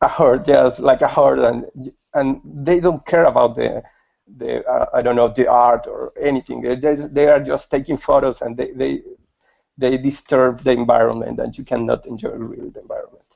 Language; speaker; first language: English; non-native, learner; Spanish